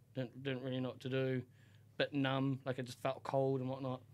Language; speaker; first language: English; native; English